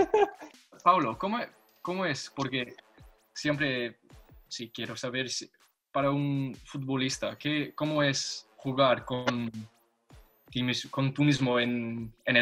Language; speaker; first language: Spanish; non-native, learner; English